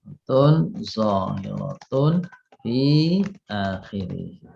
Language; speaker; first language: Arabic; non-native, fluent; Indonesian